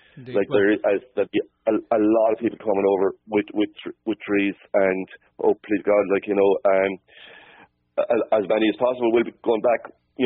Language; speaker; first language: English; native; English